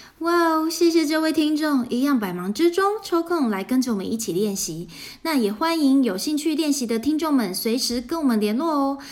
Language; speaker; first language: Chinese; native; Chinese